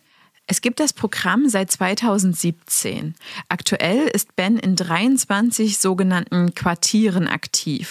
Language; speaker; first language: German; native; German